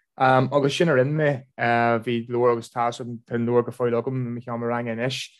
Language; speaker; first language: Irish; non-native, local second language; English